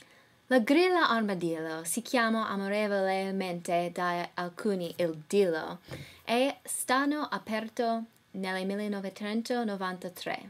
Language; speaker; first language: Italian; non-native, learner; English